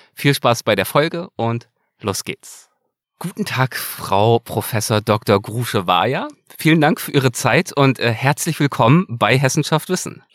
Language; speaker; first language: German; native; German